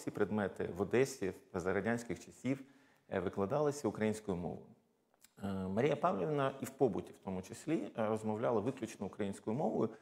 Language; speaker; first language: Ukrainian; non-native, local second language; Russian